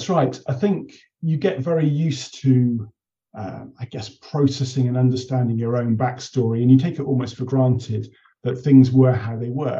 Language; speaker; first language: English; native; English